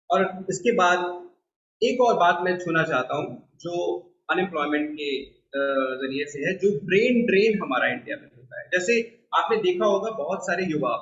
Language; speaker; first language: Hindi; non-native, local second language; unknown